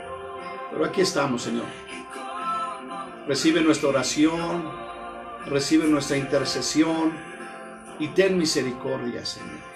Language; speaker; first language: Spanish; native; Spanish